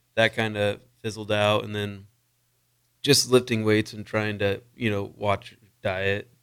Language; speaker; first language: English; native; English